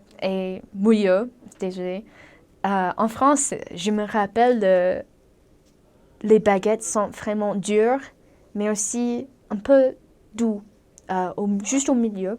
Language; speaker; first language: French; non-native, learner; English